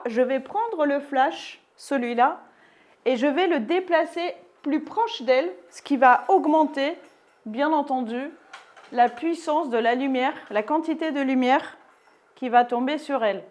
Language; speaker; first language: French; native; French